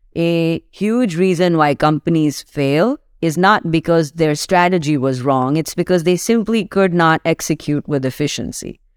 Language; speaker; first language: English; non-native, local second language; Urdu